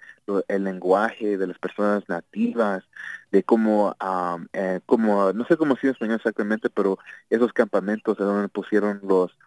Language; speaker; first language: Spanish; early bilingual, heritage; Spanish